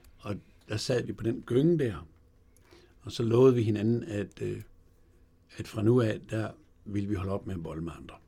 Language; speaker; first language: Danish; native; Danish